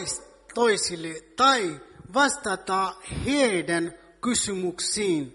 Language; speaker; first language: Finnish; non-native, fluent; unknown